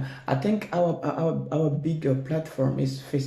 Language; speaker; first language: English; non-native, learner; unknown